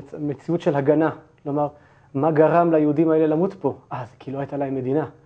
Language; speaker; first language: Hebrew; early bilingual, other home language; Turkish